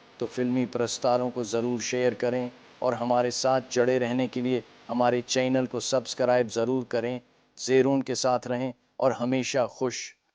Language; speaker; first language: Urdu; native; Urdu